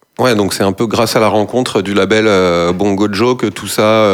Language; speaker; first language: French; native; French